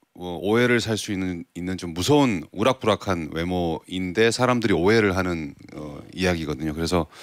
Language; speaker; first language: Korean; native; Korean